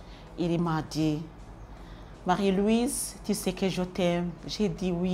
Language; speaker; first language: French; non-native, local second language; Kinyarwanda